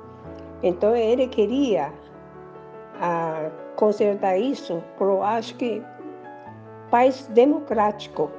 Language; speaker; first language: Portuguese; early bilingual, other home language; Japanese